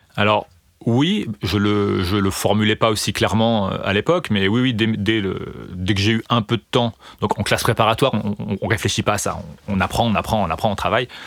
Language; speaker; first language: French; native; French